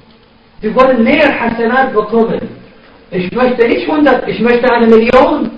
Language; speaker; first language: German; non-native, fluent; Arabic